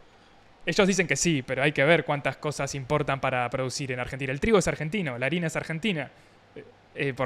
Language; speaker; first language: Spanish; native; Spanish